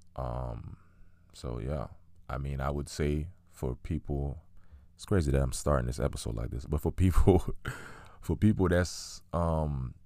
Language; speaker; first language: English; early bilingual, other home language; Haitian Creole